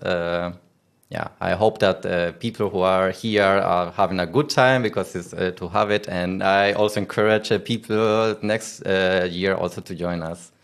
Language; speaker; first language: English; non-native, fluent; Spanish